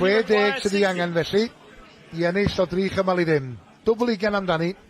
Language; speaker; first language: Welsh; native; Welsh